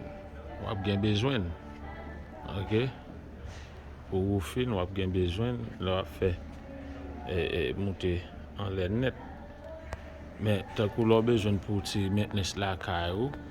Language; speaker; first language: French; non-native, learner; Haitian Creole